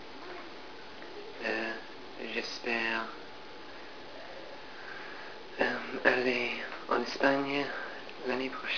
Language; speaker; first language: French; non-native, learner; English